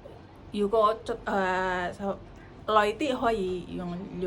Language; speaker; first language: Cantonese; non-native, learner; Indonesian